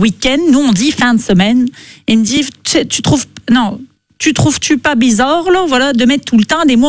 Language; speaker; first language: French; native; French